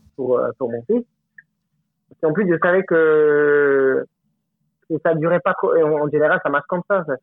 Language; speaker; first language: French; non-native, fluent; Spanish